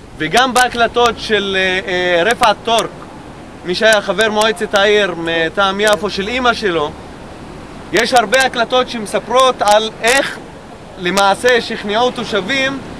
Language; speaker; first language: Hebrew; non-native, local second language; Arabic